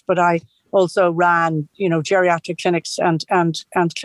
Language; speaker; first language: English; native; English